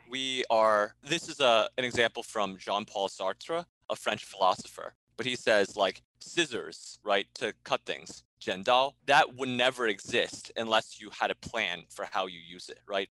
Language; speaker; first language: English; early bilingual, other home language; Chinese